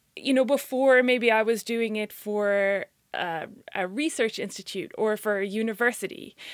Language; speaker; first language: English; native; English